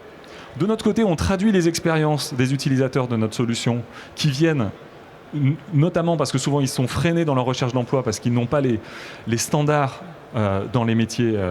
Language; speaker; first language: French; native; French